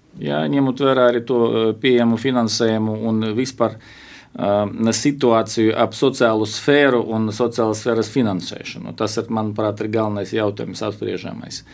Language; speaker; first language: Latvian; non-native, local second language; Russian